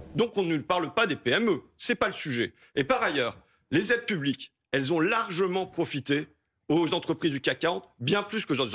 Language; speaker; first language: French; native; French